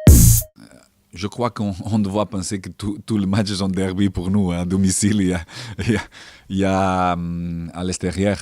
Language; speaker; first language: French; non-native, learner; Portuguese